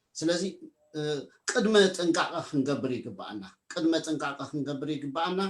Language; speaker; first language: Tigrinya; native; Tigrinya